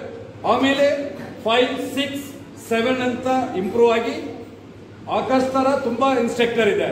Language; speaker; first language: Kannada; non-native, local second language; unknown